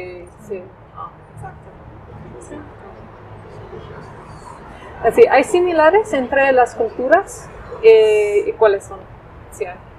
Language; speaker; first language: Spanish; non-native, fluent; English